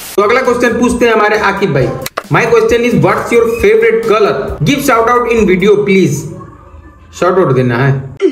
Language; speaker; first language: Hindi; native; Hindi